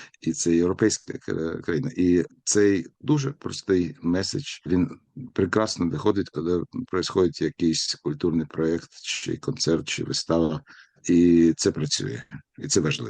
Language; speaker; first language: Ukrainian; non-native, local second language; Russian